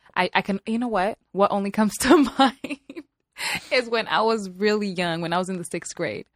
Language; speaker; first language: English; early bilingual, other home language; Swahili